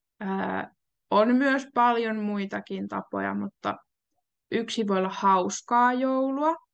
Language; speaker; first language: Finnish; native; Finnish